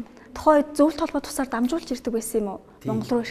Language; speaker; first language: Mongolian; native; Mongolian